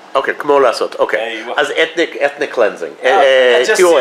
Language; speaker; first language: Hebrew; non-native, fluent; English